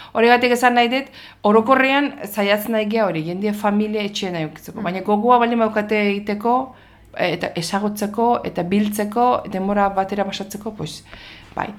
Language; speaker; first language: Basque; non-native, fluent; Azerbaijani